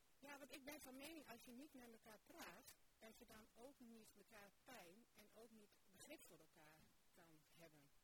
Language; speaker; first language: Dutch; native; Dutch